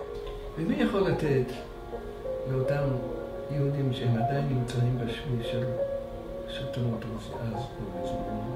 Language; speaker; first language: Hebrew; non-native, fluent; Russian